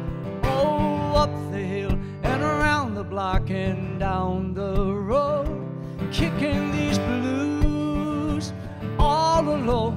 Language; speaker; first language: English; native; English